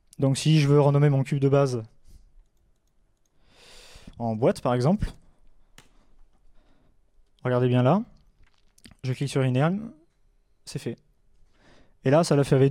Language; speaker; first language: French; native; French